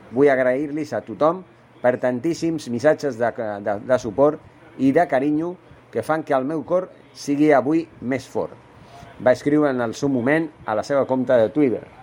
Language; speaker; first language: Catalan; non-native, local second language; Spanish